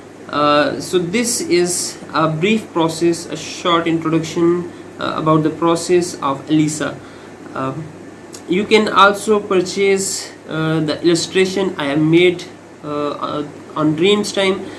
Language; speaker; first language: English; non-native, local second language; Urdu